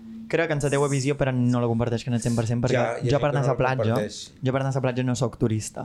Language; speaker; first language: Catalan; native; Catalan